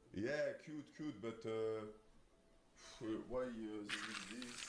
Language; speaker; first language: English; non-native, learner; French